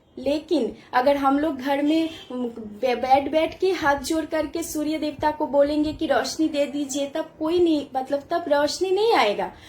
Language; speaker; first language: Hindi; non-native, local second language; Bangla